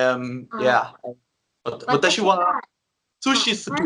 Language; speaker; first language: Japanese; non-native, learner; Dutch